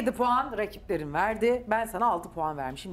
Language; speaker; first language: Turkish; native; Turkish